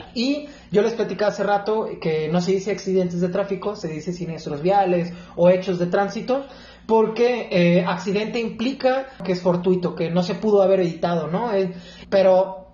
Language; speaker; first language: Spanish; native; Spanish